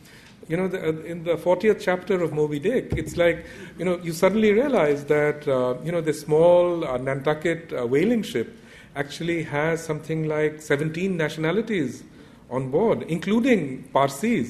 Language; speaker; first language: English; non-native, local second language; Bangla